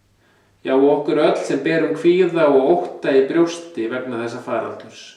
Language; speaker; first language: Icelandic; native; Icelandic